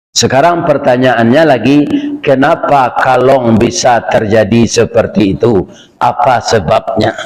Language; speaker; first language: Malay; non-native, local second language; Minangkabau